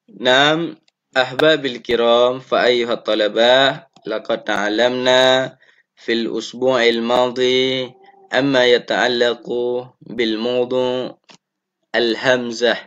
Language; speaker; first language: Arabic; non-native, fluent; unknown